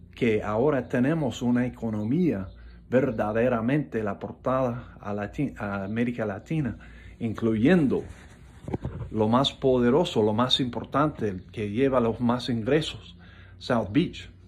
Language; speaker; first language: Spanish; non-native, fluent; English